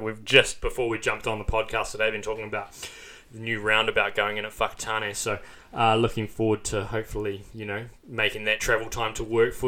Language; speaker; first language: English; native; English